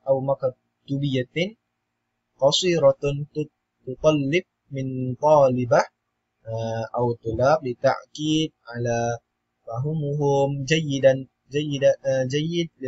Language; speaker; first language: Arabic; non-native, learner; Malay